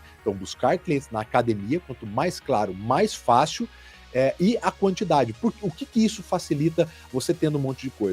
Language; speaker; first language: Portuguese; native; Portuguese